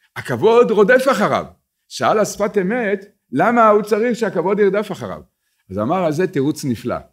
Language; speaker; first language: Hebrew; native; Hebrew